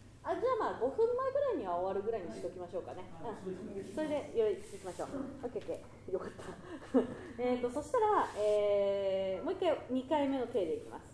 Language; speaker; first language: Japanese; native; Japanese